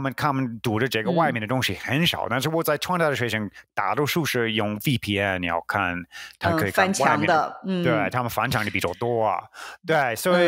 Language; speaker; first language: Chinese; non-native, fluent; English